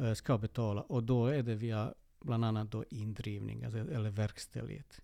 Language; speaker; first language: Swedish; early bilingual, other home language; Serbian